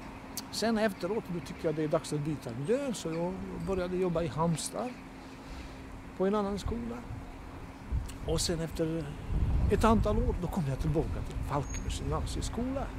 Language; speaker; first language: Swedish; non-native, fluent; Bosnian